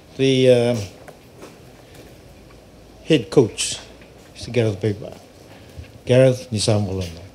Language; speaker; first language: English; non-native, local second language; Fijian